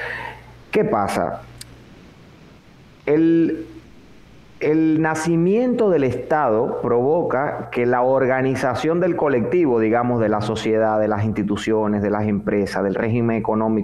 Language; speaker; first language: Spanish; native; Spanish